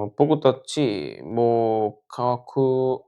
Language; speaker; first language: Japanese; non-native, fluent; Korean